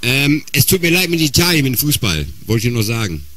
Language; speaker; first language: German; native; German